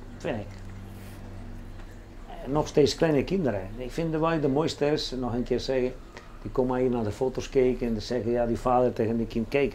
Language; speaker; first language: Dutch; non-native, learner; Spanish